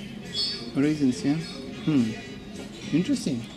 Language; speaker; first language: English; non-native, fluent; Lithuanian